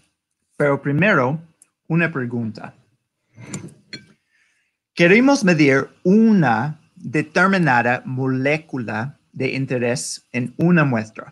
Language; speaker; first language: Spanish; non-native, learner; English